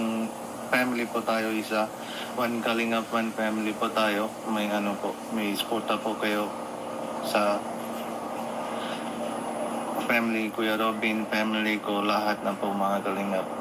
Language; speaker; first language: Filipino; non-native, learner; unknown